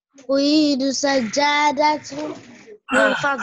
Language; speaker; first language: Arabic; non-native, learner; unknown